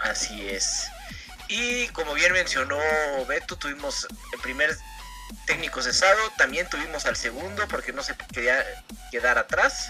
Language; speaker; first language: Spanish; native; Spanish